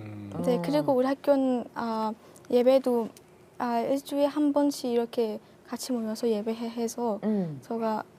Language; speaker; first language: Korean; non-native, learner; Burmese